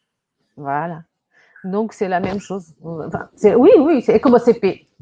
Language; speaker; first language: French; non-native, fluent; Portuguese